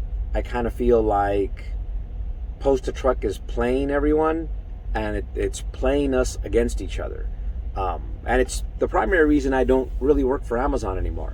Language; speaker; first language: English; native; English